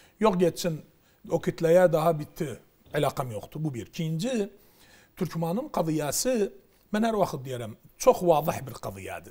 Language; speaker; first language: Turkish; native; Turkish